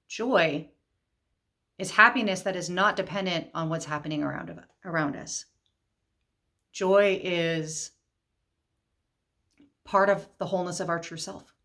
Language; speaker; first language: English; native; English